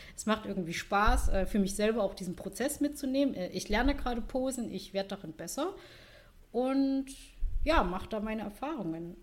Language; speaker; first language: German; non-native, fluent; Vietnamese